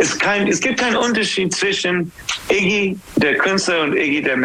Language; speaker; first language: German; non-native, learner; English